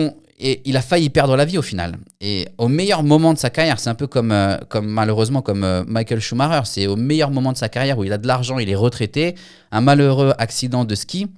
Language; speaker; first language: French; native; French